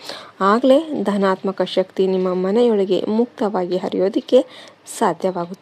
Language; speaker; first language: Kannada; native; Kannada